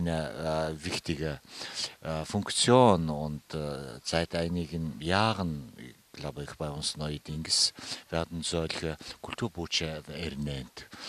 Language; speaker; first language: German; non-native, fluent; Mongolian